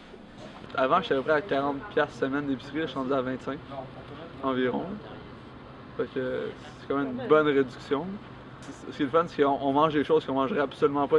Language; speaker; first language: French; native; French